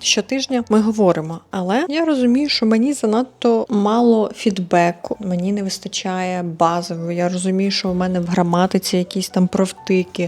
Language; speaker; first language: Ukrainian; native; Ukrainian